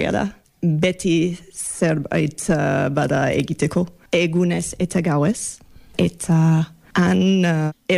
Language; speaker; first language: Basque; non-native, fluent; English